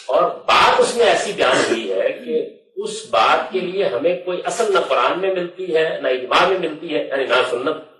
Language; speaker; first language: Urdu; non-native, local second language; Punjabi